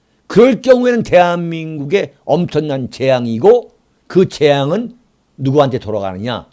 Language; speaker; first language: Korean; native; Korean